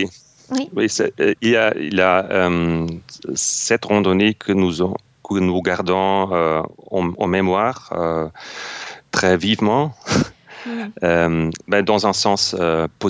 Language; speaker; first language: French; non-native, fluent; German